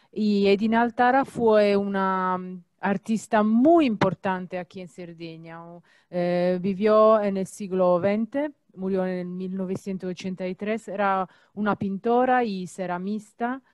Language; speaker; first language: Spanish; non-native, fluent; Italian